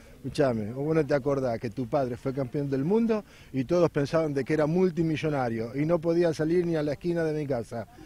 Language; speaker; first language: Spanish; native; Spanish